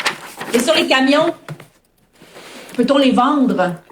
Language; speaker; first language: French; native; French